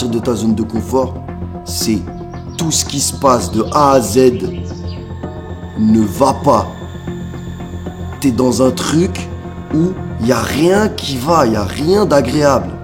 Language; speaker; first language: French; native; French